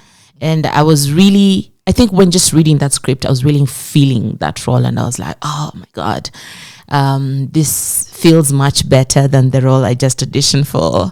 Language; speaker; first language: English; non-native, local second language; Swahili